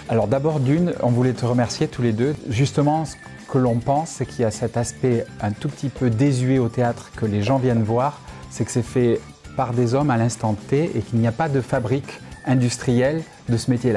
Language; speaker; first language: French; native; French